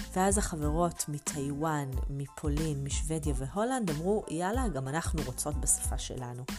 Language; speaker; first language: Hebrew; native; Hebrew